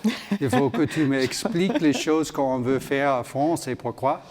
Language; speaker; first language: French; non-native, learner; English